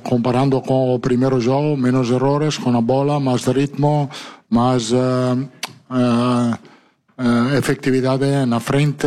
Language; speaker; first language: Portuguese; non-native, learner; Italian